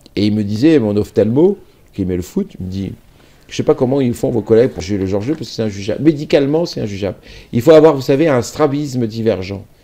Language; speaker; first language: French; native; French